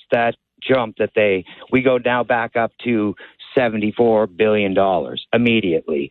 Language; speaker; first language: English; native; English